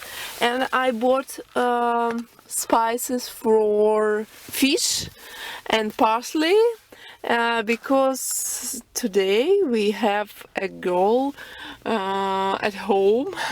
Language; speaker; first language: English; non-native, local second language; Russian